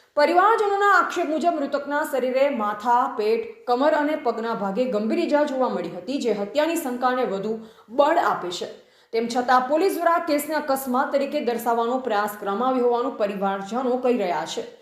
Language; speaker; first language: Gujarati; native; Gujarati